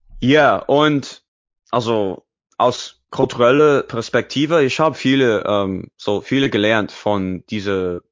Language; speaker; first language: German; non-native, learner; English